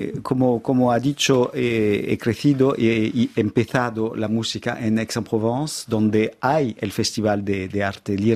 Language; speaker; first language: Spanish; non-native, fluent; French